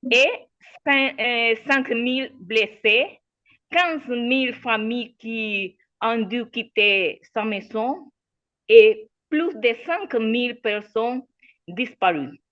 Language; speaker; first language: French; non-native, learner; Spanish